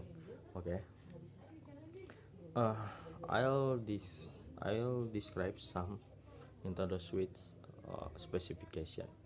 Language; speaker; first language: English; non-native, learner; Indonesian